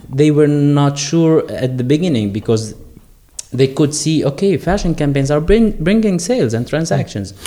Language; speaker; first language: English; non-native, fluent; Arabic